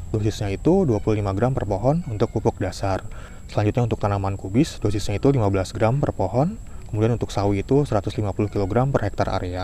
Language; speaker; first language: Indonesian; native; Indonesian